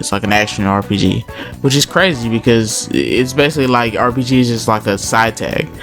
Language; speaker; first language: English; native; English